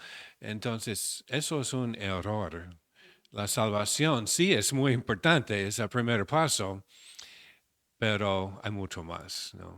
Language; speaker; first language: Spanish; non-native, fluent; English